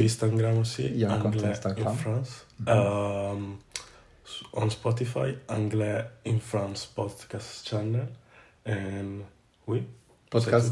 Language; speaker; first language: French; non-native, learner; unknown